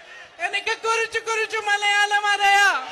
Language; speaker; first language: Malayalam; non-native, learner; Hindi